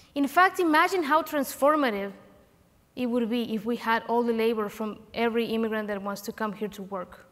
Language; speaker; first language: English; non-native, fluent; Spanish